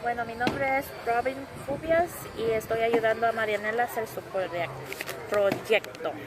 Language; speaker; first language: Spanish; early bilingual, other home language; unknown